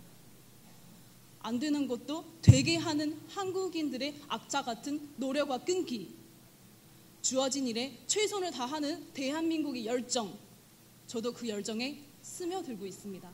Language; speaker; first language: Korean; non-native, fluent; Chinese